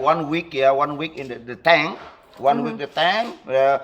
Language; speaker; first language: English; non-native, learner; Indonesian